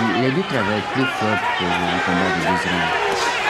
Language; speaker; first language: French; non-native, learner; Romanian